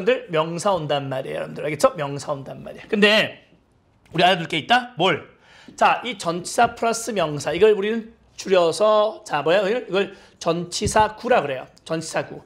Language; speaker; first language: Korean; native; Korean